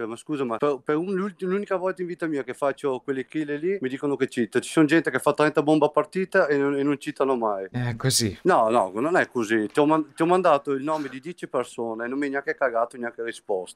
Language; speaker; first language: Italian; native; Italian